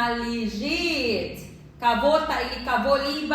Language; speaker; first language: Russian; non-native, learner; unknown